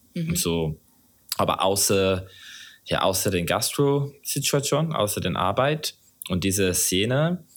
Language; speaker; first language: German; non-native, fluent; English